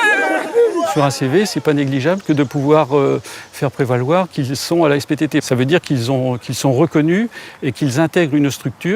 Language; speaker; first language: French; native; French